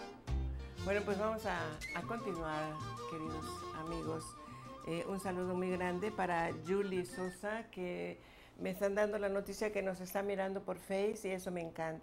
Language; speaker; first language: Spanish; native; Spanish